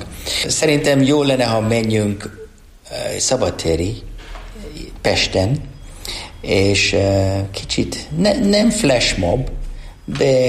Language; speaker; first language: Hungarian; non-native, learner; English